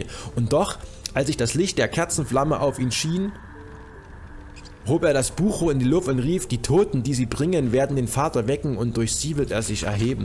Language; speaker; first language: German; native; German